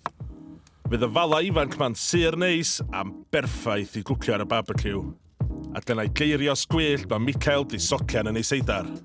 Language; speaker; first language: Welsh; native; Welsh